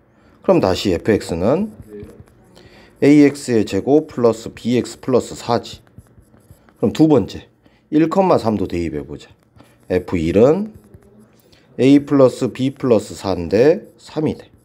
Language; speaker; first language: Korean; native; Korean